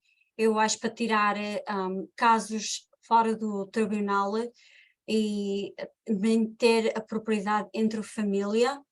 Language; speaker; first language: Portuguese; early bilingual, heritage; Portuguese